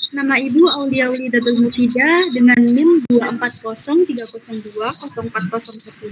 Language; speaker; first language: Indonesian; native; Indonesian